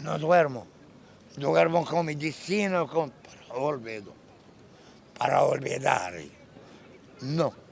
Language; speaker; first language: Spanish; non-native, learner; Arabic